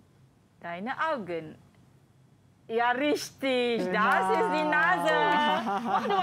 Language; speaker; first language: German; non-native, learner; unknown